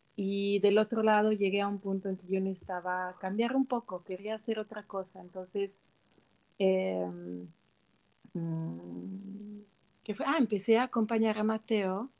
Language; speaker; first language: Spanish; non-native, fluent; Italian